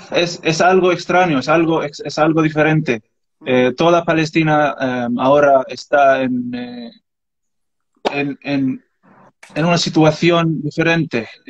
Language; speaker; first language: Spanish; non-native, learner; Arabic